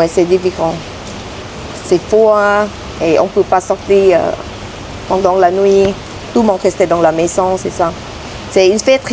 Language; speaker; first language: French; non-native, learner; Thai